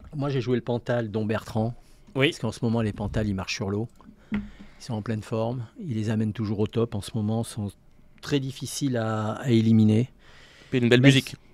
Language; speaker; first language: French; native; French